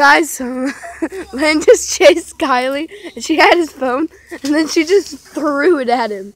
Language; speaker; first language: English; native; English